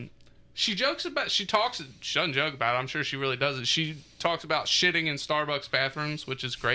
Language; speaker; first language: English; native; English